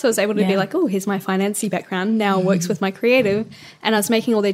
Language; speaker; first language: English; native; English